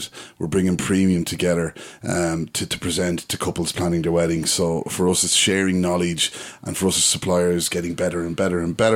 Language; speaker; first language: English; native; English